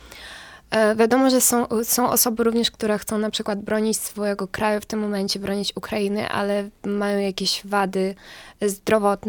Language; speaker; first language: Polish; non-native, fluent; Ukrainian